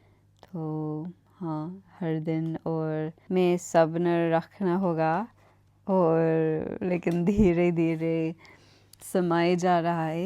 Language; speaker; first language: Hindi; non-native, learner; English